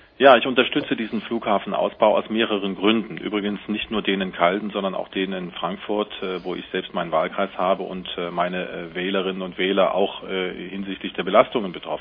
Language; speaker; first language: German; native; German